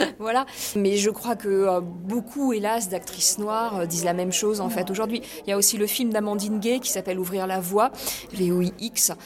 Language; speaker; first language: French; native; French